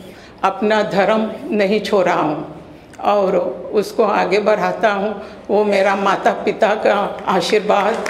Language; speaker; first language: Hindi; early bilingual, heritage; Caribbean Hindustani